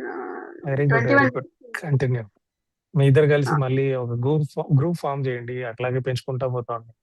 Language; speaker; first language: Telugu; native; Telugu